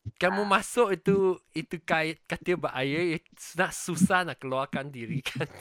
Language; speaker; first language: Malay; non-native, local second language; Chinese